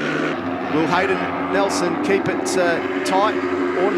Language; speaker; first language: English; native; English